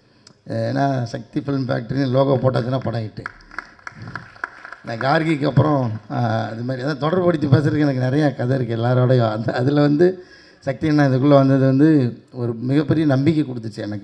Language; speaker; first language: Tamil; native; Tamil